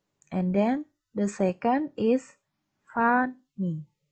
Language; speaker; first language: English; non-native, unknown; Indonesian